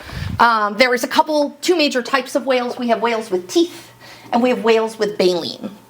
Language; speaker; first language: English; native; English